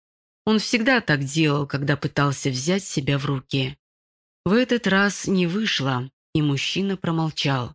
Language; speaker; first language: Russian; native; Russian